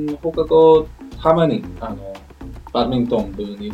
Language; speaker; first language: Japanese; non-native, learner; English